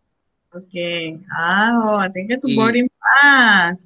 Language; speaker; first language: English; non-native, learner; Spanish